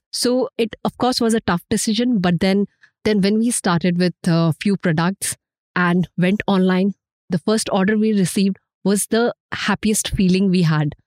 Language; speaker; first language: English; non-native, local second language; Hindi